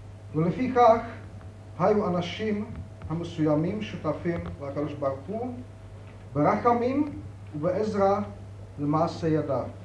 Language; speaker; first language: Hebrew; non-native, fluent; Czech